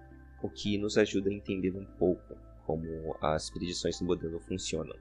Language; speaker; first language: Portuguese; native; Portuguese